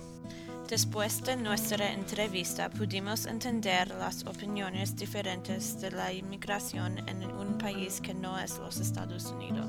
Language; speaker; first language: Spanish; non-native, learner; English